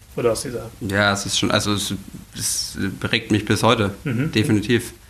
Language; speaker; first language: German; native; German